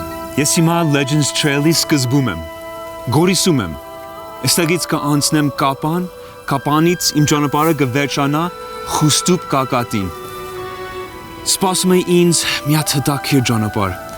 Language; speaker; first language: Armenian; early bilingual, heritage; Armenian